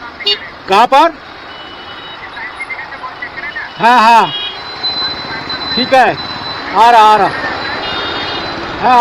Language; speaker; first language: Hindi; non-native, local second language; Bangla